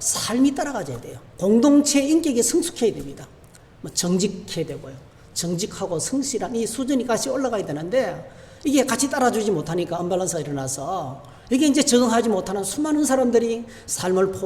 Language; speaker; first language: Korean; native; Korean